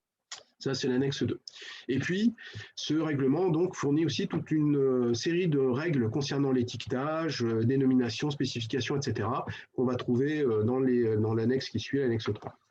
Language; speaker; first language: French; native; French